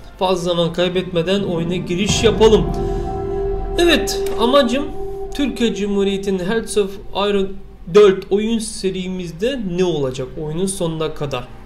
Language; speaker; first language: Turkish; early bilingual, heritage; Turkish